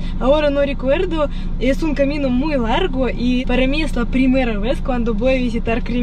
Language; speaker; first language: Spanish; non-native, fluent; Russian